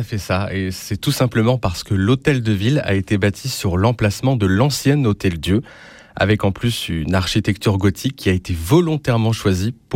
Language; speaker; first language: French; native; French